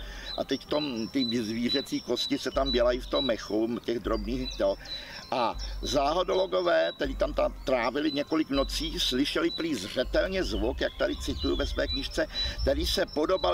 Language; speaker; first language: Czech; native; Czech